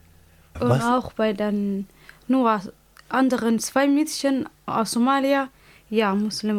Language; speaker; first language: German; non-native, learner; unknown